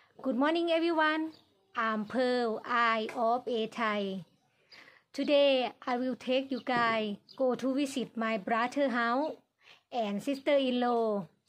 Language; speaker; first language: English; non-native, learner; Thai